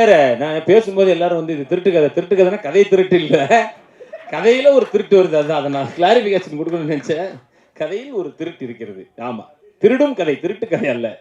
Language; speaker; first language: Tamil; native; Tamil